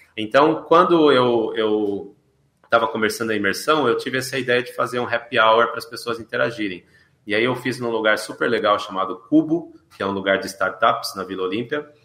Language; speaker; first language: Portuguese; native; Portuguese